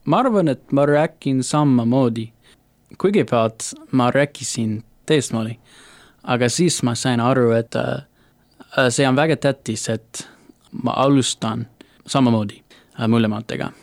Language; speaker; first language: Estonian; non-native, learner; English